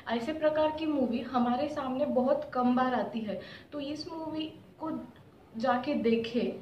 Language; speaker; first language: Hindi; non-native, local second language; Marathi